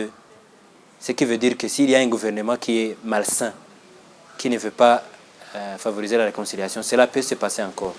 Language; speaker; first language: French; non-native, local second language; Kinyarwanda